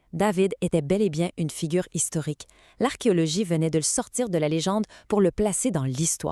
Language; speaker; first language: French; native; French